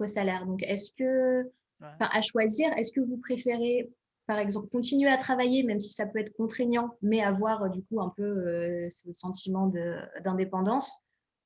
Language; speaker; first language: French; native; French